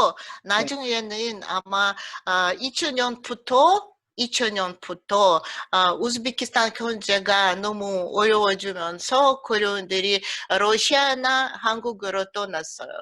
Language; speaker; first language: Korean; early bilingual, heritage; Russian